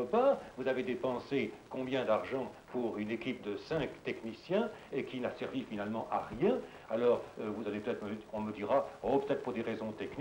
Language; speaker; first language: French; native; French